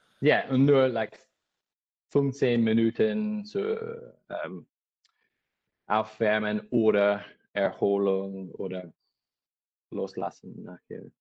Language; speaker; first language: German; non-native, learner; English